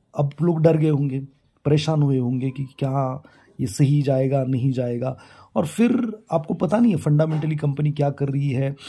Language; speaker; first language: Hindi; non-native, local second language; Marathi